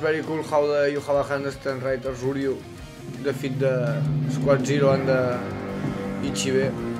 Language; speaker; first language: English; non-native, fluent; Spanish